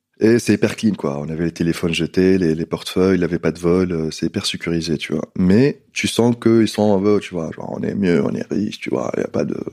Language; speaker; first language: French; non-native, local second language; Arabic